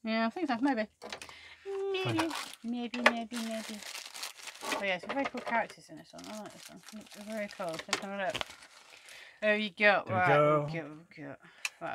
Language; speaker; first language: English; native; English